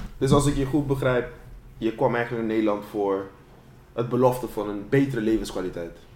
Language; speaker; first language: Dutch; non-native, local second language; Papiamento